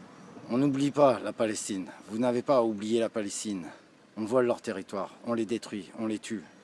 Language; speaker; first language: French; native; French